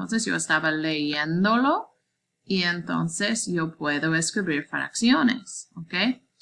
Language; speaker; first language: Spanish; non-native, learner; English